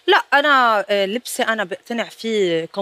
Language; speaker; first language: Arabic; native; Arabic